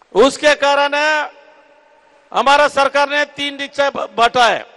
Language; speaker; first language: Hindi; native; Hindi